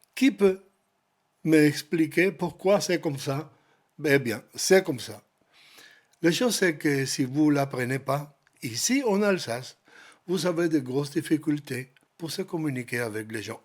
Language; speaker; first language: French; non-native, learner; Spanish